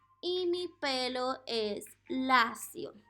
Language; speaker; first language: Spanish; non-native, fluent; English